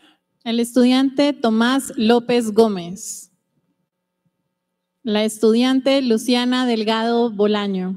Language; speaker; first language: Spanish; native; Spanish